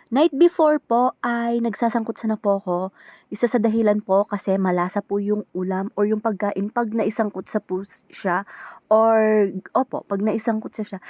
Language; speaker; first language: Filipino; native; Filipino